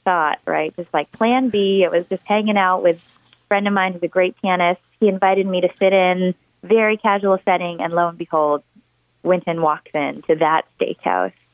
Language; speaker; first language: English; native; English